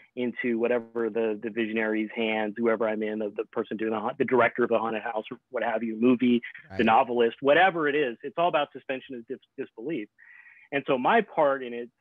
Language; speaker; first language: English; native; English